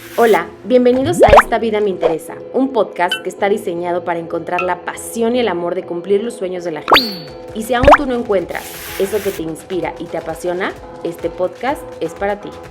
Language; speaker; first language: Spanish; native; Spanish